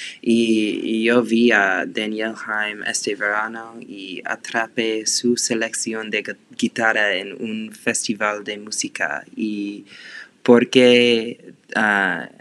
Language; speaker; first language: Spanish; non-native, learner; English